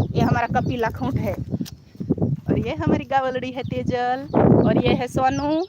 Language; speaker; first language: Hindi; non-native, local second language; Gujarati